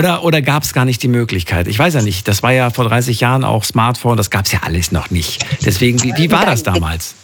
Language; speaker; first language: German; native; German